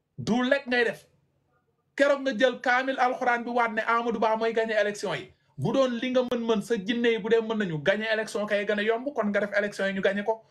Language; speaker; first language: Wolof; non-native, local second language; Fula